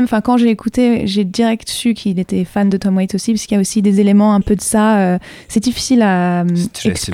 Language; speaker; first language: French; native; French